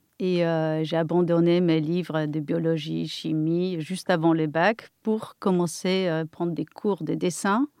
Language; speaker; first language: French; non-native, fluent; Polish